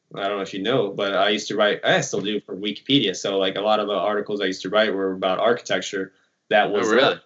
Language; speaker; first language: English; early bilingual, other home language; Ukrainian